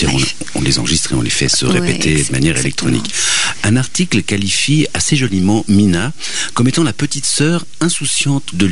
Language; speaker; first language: French; native; French